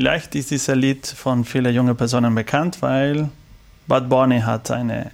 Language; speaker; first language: German; non-native, learner; Spanish